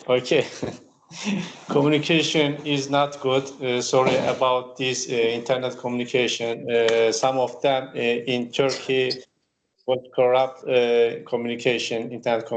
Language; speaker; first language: English; non-native, learner; Turkish